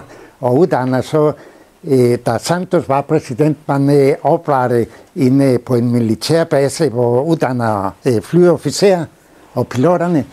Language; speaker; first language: Danish; non-native, fluent; Spanish